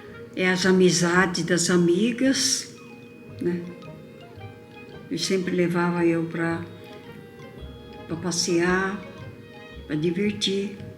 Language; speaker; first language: Portuguese; non-native, local second language; Japanese